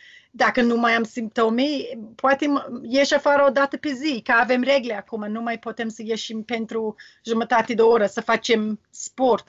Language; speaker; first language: Romanian; non-native, learner; English